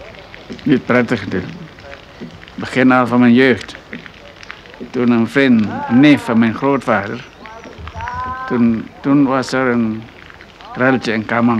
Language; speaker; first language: Dutch; non-native, local second language; Minangkabau